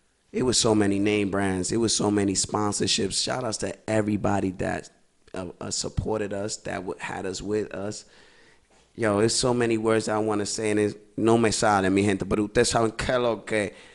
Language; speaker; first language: English; early bilingual, other home language; Spanish